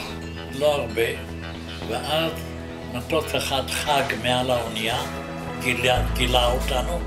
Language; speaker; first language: Hebrew; non-native, fluent; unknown